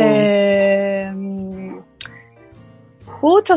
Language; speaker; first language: Spanish; native; Spanish